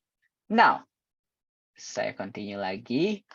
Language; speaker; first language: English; non-native, fluent; Indonesian